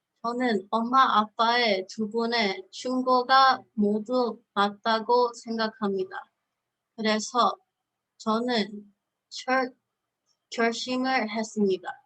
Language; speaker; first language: Korean; early bilingual, heritage; Korean